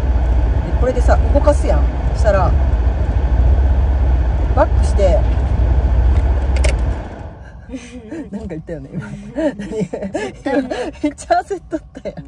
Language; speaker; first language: Japanese; native; Japanese